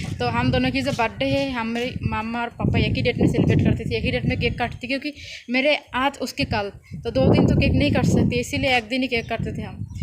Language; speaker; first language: Urdu; non-native, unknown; Bangla